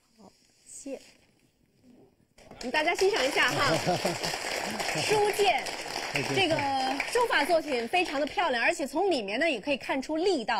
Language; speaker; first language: Chinese; native; Chinese